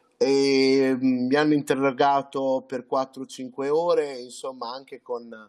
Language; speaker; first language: Italian; native; Italian